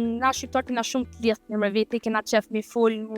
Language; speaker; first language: Albanian; early bilingual, heritage; Albanian